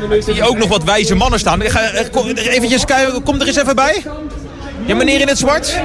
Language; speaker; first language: Dutch; native; Dutch